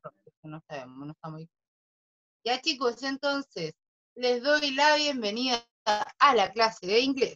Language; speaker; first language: Spanish; native; Spanish